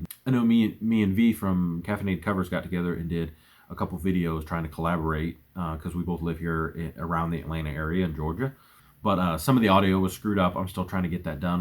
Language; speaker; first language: English; native; English